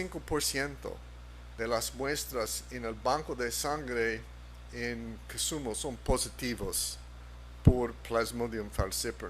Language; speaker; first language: Spanish; non-native, fluent; English